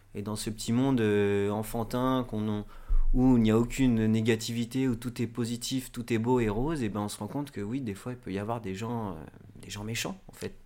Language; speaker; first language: French; native; French